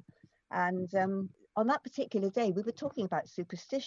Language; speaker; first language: English; native; English